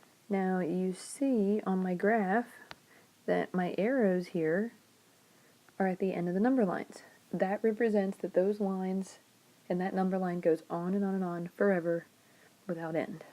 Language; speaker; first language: English; native; English